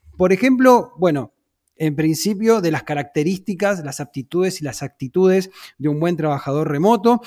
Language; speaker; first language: Spanish; native; Spanish